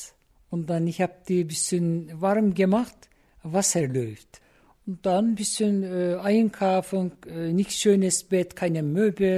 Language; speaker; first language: German; non-native, learner; Turkish